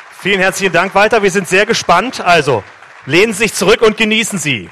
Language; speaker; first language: German; native; German